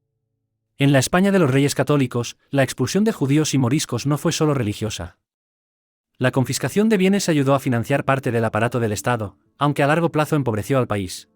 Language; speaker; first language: Spanish; native; Spanish